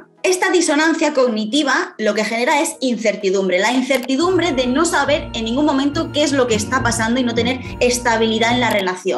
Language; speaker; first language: Spanish; native; Spanish